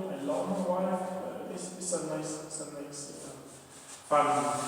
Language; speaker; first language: English; non-native, learner; Spanish